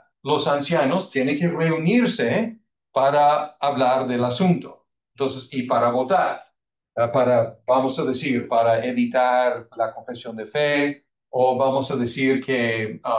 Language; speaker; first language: Spanish; non-native, fluent; English